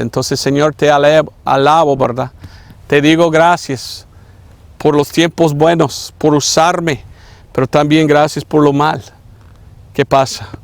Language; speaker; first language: Spanish; non-native, fluent; English